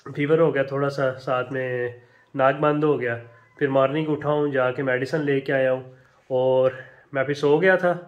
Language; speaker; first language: Urdu; non-native, local second language; Punjabi